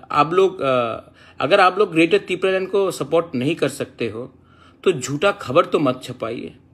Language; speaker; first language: Hindi; non-native, local second language; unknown